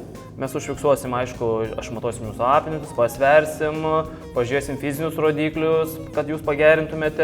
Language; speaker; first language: Lithuanian; native; Lithuanian